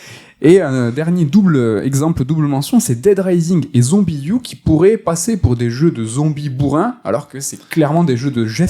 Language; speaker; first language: French; native; French